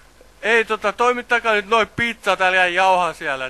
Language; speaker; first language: Finnish; native; Finnish